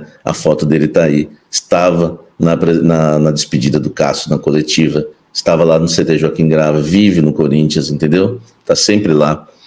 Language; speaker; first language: Portuguese; native; Portuguese